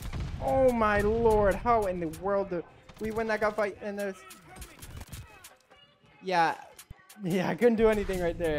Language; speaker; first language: English; native; English